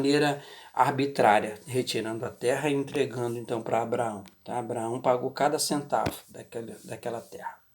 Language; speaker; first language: Portuguese; native; Portuguese